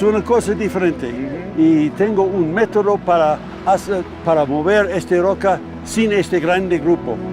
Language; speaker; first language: Spanish; non-native, fluent; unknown